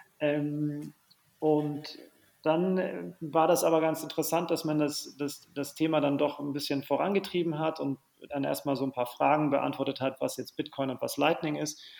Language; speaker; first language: German; native; German